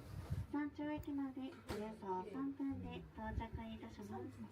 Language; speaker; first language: Japanese; native; Japanese